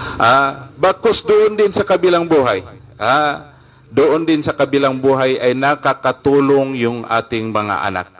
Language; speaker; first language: Filipino; non-native, local second language; Maguindanaon